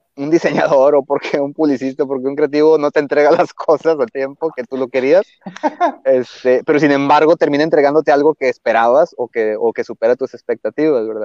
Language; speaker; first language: Spanish; native; Spanish